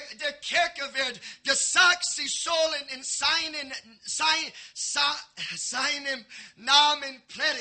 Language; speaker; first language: German; non-native, learner; English